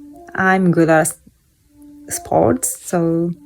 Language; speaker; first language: English; non-native, fluent; Japanese